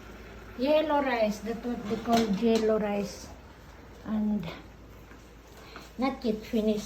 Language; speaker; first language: English; non-native, learner; Filipino